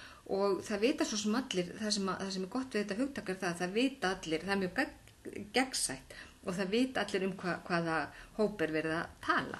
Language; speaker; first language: Icelandic; native; Icelandic